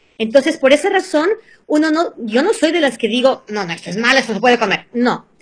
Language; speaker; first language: Spanish; early bilingual, heritage; Spanish